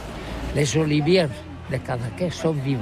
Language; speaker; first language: French; non-native, learner; Catalan